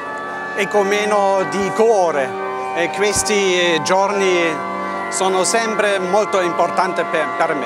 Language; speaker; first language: Italian; non-native, fluent; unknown